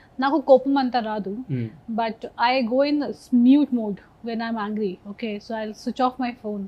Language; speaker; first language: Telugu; non-native, local second language; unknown